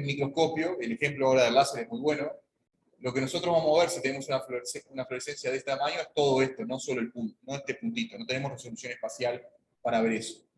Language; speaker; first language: Spanish; native; Spanish